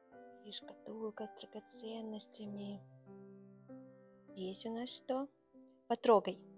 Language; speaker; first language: Russian; native; Russian